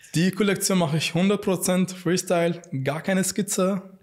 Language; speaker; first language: German; non-native, fluent; Arabic